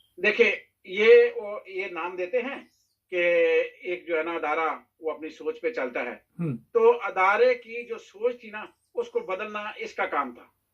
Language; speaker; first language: Urdu; non-native, local second language; Punjabi